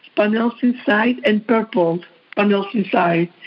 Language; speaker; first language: English; non-native, fluent; Georgian